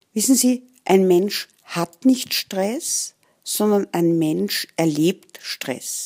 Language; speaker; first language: German; native; German